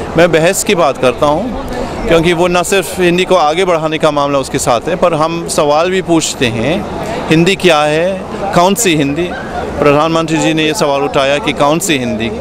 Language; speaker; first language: Hindi; non-native, fluent; German